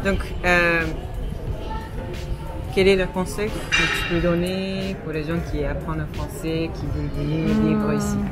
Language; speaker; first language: French; non-native, fluent; Japanese